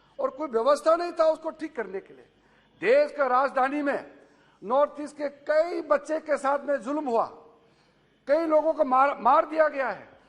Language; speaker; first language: Hindi; non-native, local second language; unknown